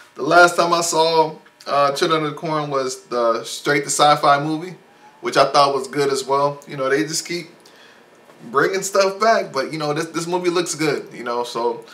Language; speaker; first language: English; native; English